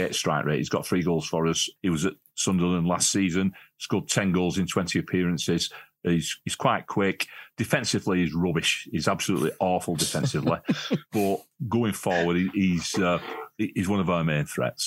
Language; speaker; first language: English; native; English